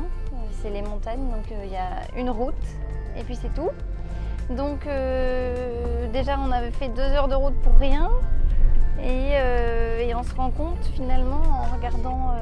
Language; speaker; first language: French; native; French